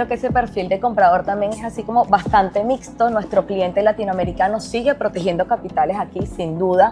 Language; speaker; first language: Spanish; native; Spanish